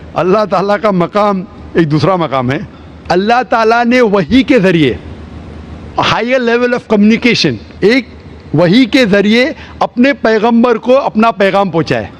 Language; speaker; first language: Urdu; non-native, local second language; Konkani